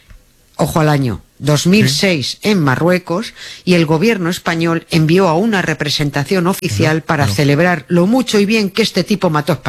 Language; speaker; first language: Spanish; native; Spanish